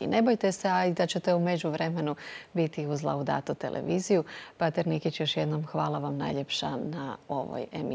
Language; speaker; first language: Croatian; native; Croatian